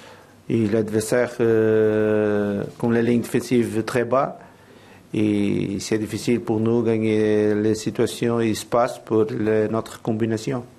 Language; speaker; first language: French; non-native, learner; Portuguese